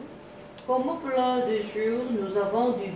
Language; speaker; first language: French; non-native, learner; Korean